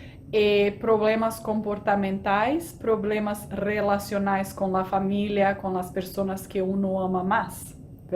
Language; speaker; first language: Spanish; non-native, fluent; Portuguese